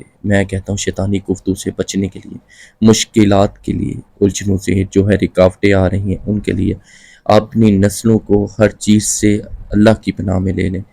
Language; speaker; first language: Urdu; non-native, local second language; Punjabi